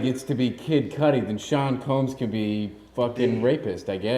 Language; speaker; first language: English; native; English